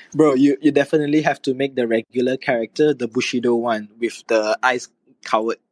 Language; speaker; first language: English; non-native, local second language; Chinese